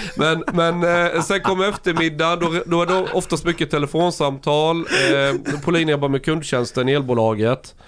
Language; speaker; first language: Swedish; early bilingual, other home language; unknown